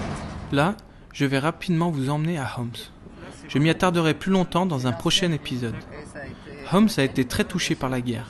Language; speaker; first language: French; native; French